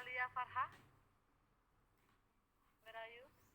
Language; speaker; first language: English; non-native, fluent; Indonesian